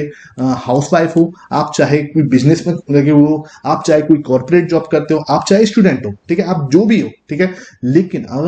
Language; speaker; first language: Hindi; native; Hindi